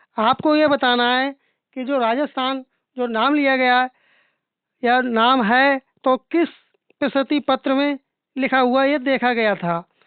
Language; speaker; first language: Hindi; native; Hindi